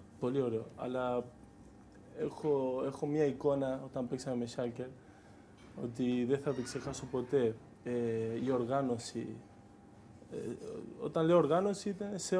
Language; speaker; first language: Greek; non-native, fluent; Spanish